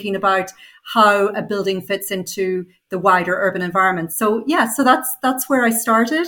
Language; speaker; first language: English; native; English